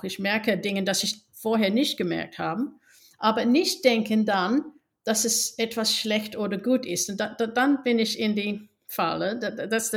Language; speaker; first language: German; non-native, fluent; English